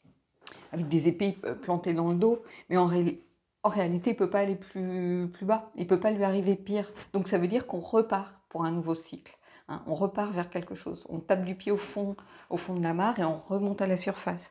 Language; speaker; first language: French; native; French